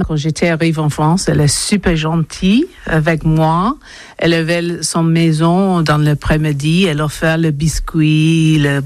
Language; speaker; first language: French; non-native, learner; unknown